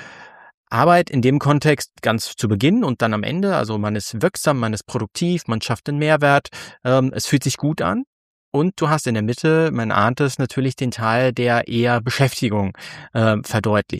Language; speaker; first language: German; native; German